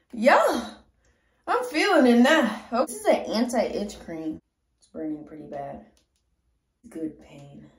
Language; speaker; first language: English; native; English